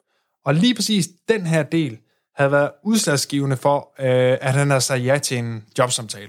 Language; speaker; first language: Danish; native; Danish